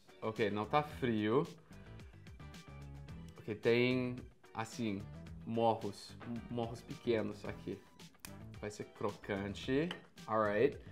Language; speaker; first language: Portuguese; non-native, fluent; English